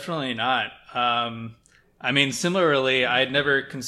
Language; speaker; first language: English; native; English